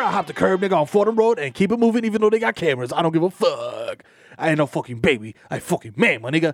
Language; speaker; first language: English; early bilingual, other home language; Spanish